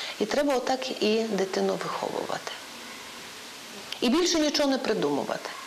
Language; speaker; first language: Ukrainian; non-native, local second language; Polish